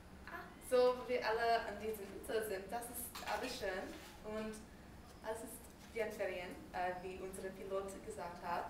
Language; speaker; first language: German; non-native, learner; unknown